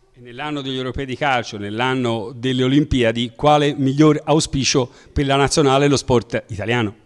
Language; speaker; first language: Italian; native; Italian